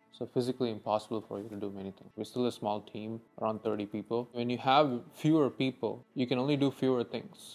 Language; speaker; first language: English; non-native, local second language; Tamil